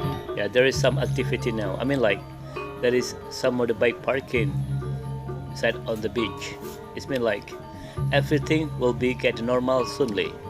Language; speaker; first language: English; non-native, local second language; Indonesian